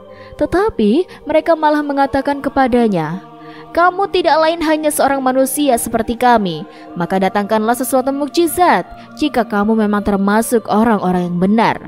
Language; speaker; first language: Indonesian; native; Indonesian